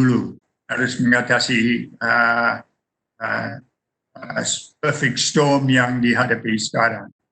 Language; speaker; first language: Indonesian; non-native, fluent; English